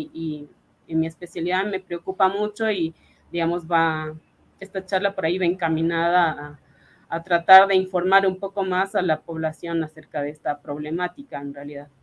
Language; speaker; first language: Spanish; native; Spanish